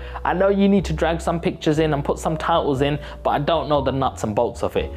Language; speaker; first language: English; native; English